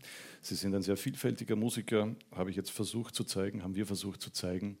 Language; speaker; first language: German; native; German